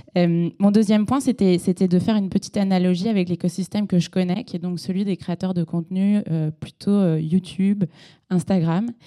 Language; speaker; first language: French; native; French